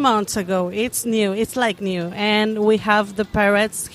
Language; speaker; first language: English; non-native, learner; Spanish